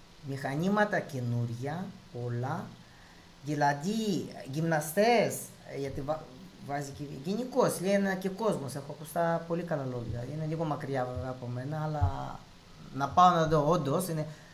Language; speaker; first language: Greek; non-native, fluent; Russian